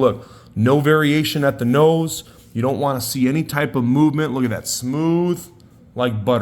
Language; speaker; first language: English; native; English